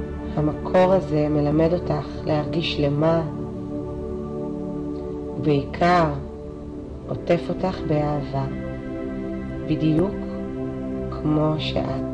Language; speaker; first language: Hebrew; native; Hebrew